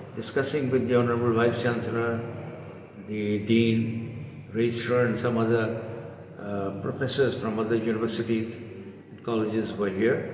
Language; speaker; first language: English; non-native, local second language; Bangla